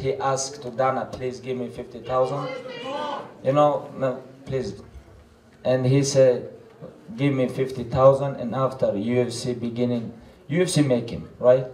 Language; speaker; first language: English; non-native, learner; Russian